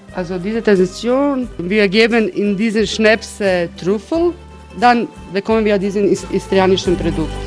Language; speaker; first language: German; non-native, learner; Croatian